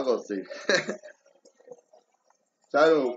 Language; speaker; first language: Spanish; early bilingual, heritage; English